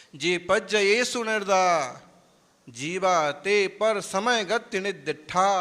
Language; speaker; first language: Hindi; non-native, local second language; Gujarati